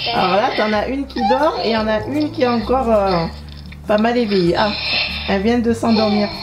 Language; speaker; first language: French; native; French